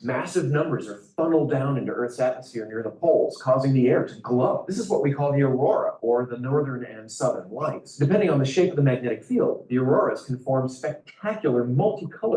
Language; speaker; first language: English; native; English